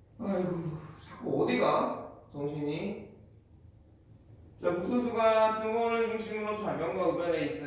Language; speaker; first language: Korean; native; Korean